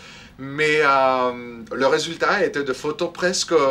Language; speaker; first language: French; non-native, fluent; Greek